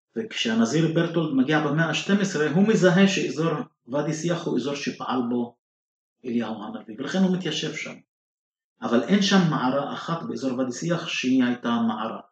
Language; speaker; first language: Hebrew; non-native, local second language; Arabic